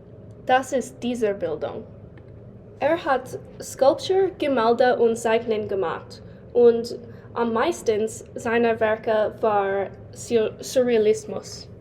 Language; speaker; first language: German; non-native, learner; English